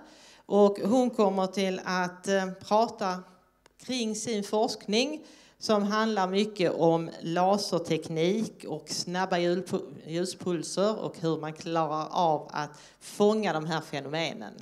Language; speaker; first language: Swedish; native; Swedish